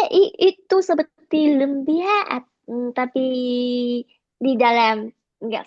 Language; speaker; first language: Indonesian; non-native, learner; Vietnamese